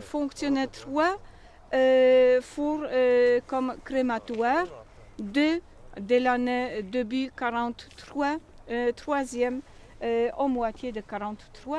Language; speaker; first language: French; non-native, learner; Polish